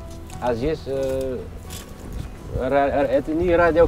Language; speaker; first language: Russian; non-native, learner; Dutch